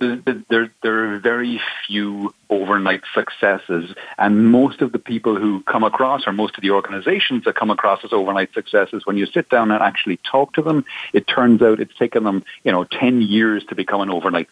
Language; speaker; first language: English; native; English